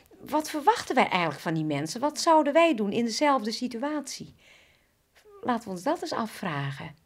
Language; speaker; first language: Dutch; native; Dutch